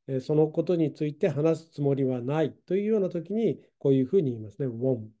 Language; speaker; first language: Japanese; native; Japanese